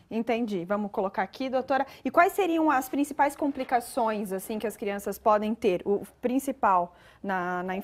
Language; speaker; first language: Portuguese; native; Portuguese